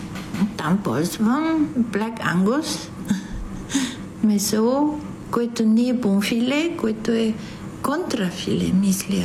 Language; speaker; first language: Bulgarian; non-native, fluent; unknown